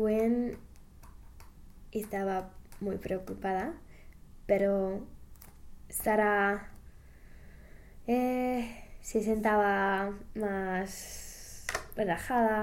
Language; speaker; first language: Spanish; non-native, learner; English